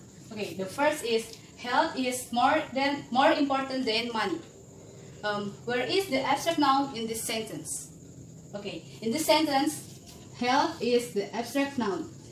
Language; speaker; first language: English; non-native, learner; Indonesian